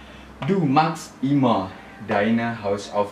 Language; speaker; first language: German; non-native, fluent; Indonesian